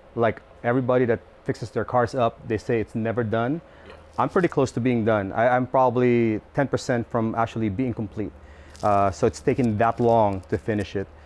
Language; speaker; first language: English; non-native, local second language; Filipino